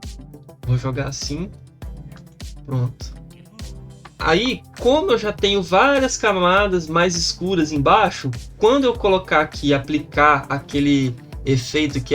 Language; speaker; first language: Portuguese; native; Portuguese